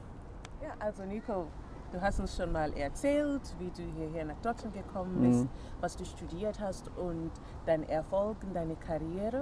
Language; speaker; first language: German; non-native, fluent; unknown